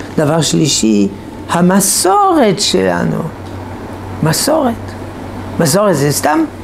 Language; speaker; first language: Hebrew; non-native, fluent; French